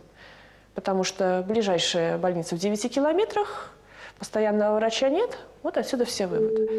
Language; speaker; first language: Russian; native; Russian